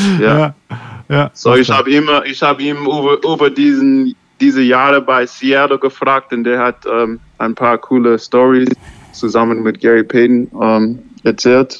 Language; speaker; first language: German; non-native, learner; English